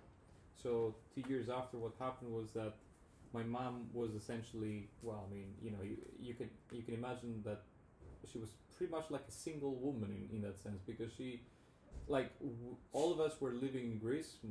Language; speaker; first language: English; non-native, fluent; Greek